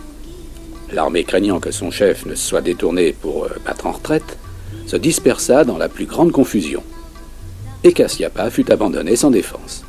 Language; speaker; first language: French; native; French